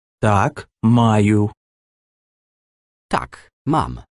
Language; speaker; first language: Polish; non-native, learner; Ukrainian